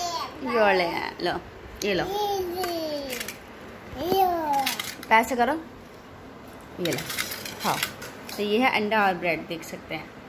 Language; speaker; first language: Hindi; native; Hindi